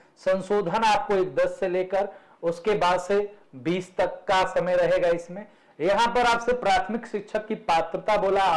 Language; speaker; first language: Hindi; native; Hindi